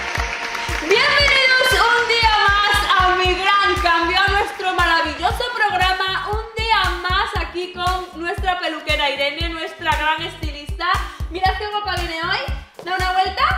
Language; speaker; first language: Spanish; native; Spanish